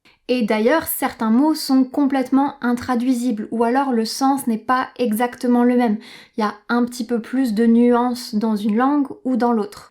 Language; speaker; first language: French; native; French